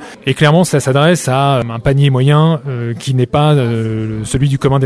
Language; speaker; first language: French; native; French